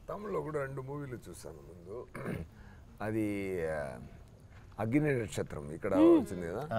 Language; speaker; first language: Telugu; non-native, learner; Tamil